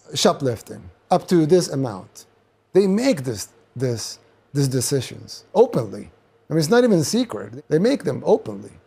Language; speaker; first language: English; non-native, fluent; Spanish